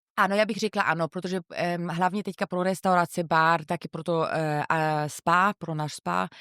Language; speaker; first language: Czech; non-native, fluent; German